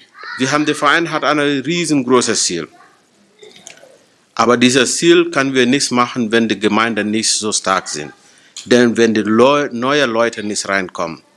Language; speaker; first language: German; non-native, fluent; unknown